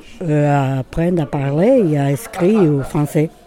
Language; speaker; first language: French; non-native, learner; Portuguese